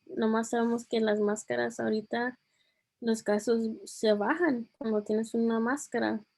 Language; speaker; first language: Spanish; early bilingual, heritage; Spanish